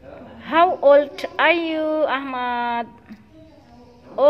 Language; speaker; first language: English; non-native, learner; Indonesian